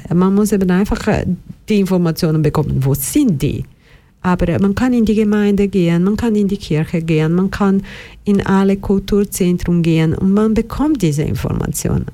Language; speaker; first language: German; non-native, fluent; Portuguese